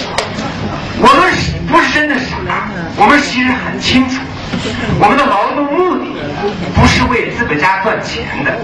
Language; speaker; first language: Chinese; early bilingual, other home language; English